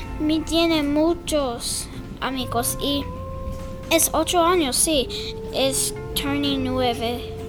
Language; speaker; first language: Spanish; non-native, learner; English